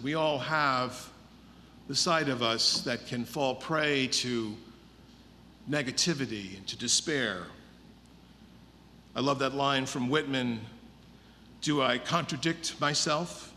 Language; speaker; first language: English; native; English